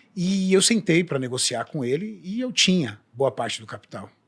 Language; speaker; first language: Portuguese; native; Portuguese